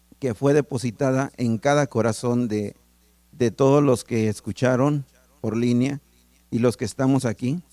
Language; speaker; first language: Spanish; native; Spanish